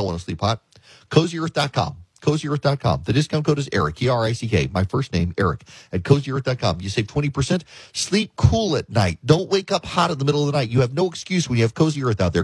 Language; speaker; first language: English; native; English